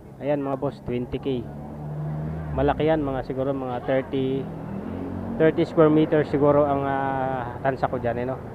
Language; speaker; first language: Filipino; non-native, local second language; Cebuano